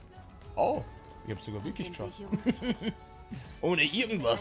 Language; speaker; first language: German; native; German